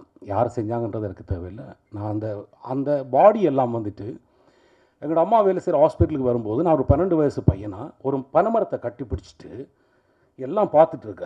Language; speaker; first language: Tamil; native; Tamil